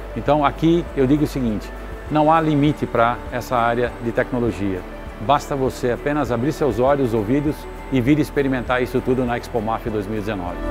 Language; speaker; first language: Portuguese; early bilingual, other home language; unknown